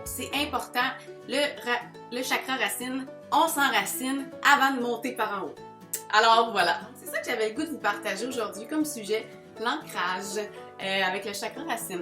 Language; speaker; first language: French; native; French